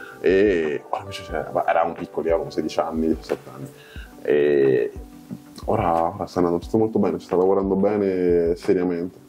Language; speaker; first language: Italian; early bilingual, other home language; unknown